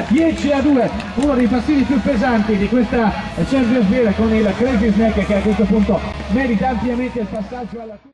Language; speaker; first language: Italian; native; Italian